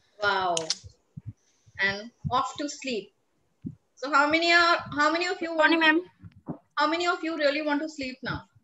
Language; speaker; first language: English; non-native, local second language; Hindi